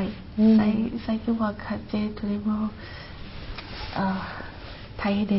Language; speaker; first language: Japanese; non-native, learner; Chinese